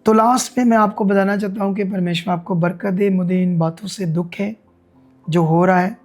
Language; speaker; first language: Hindi; non-native, local second language; Punjabi